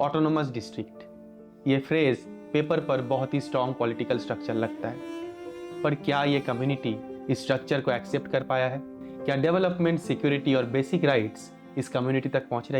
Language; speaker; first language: Hindi; native; Hindi